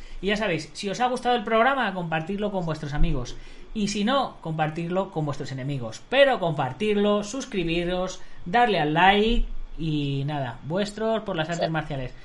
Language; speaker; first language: Spanish; native; Spanish